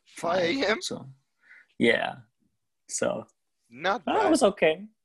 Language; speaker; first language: English; non-native, fluent; German